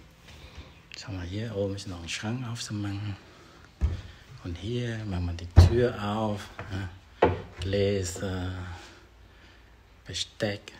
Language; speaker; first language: German; non-native, fluent; Vietnamese